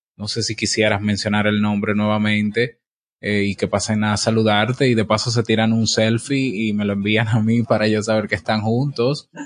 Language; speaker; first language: Spanish; native; Spanish